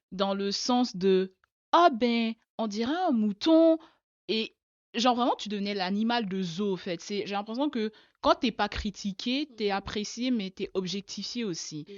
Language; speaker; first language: French; early bilingual, other home language; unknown